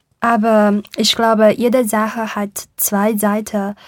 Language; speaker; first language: German; non-native, learner; Chinese